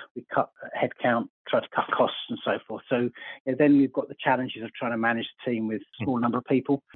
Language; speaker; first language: English; native; English